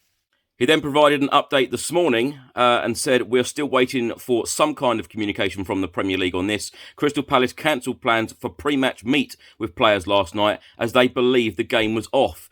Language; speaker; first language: English; native; English